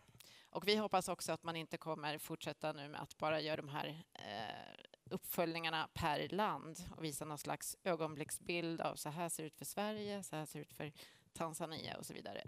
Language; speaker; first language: Swedish; native; Swedish